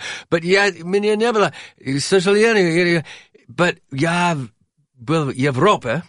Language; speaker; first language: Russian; non-native, learner; English